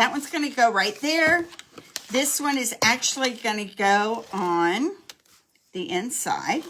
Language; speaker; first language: English; native; English